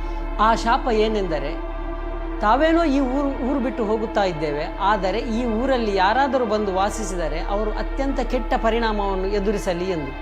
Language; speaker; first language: Kannada; native; Kannada